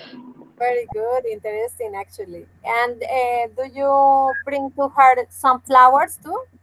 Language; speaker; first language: English; non-native, fluent; Spanish